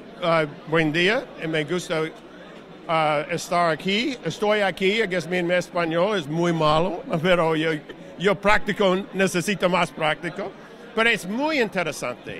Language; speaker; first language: Spanish; non-native, learner; English